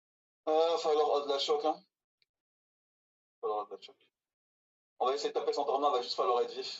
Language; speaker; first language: French; native; French